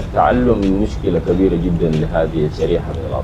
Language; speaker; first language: Arabic; native; Arabic